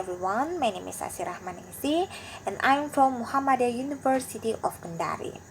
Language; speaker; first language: English; non-native, learner; Indonesian